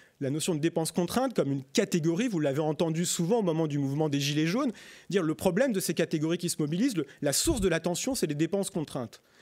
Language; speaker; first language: French; native; French